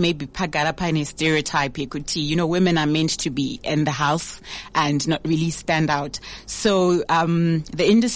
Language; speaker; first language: English; non-native, local second language; Shona